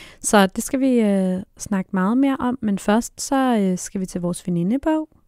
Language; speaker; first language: Danish; native; Danish